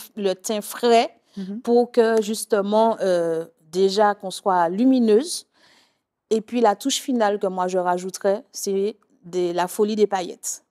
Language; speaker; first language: French; native; French